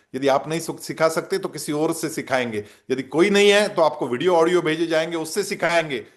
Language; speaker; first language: Hindi; non-native, local second language; Marathi